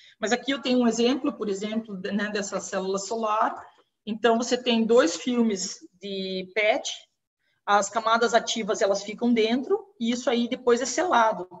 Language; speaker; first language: Portuguese; native; Portuguese